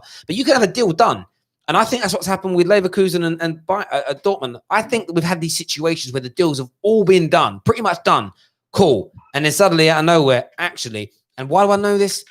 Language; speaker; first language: English; native; English